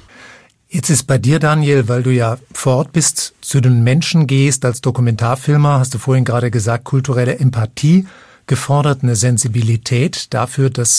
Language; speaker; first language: German; native; German